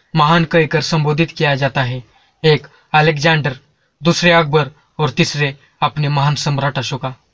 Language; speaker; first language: Hindi; non-native, local second language; Marathi